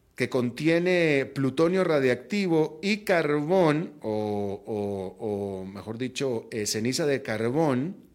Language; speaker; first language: Spanish; native; Spanish